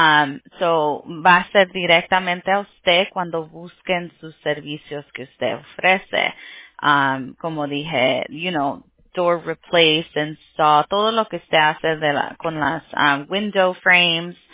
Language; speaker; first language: Spanish; early bilingual, heritage; Spanish